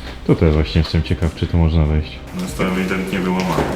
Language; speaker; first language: Polish; native; Polish